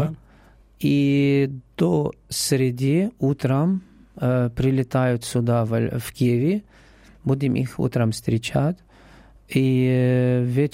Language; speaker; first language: Russian; non-native, learner; Arabic